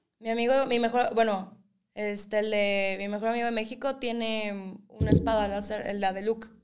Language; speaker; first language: Spanish; native; Spanish